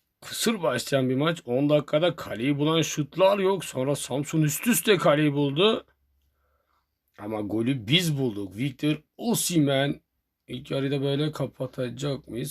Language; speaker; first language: Turkish; native; Turkish